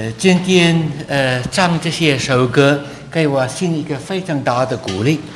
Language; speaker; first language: Chinese; non-native, learner; English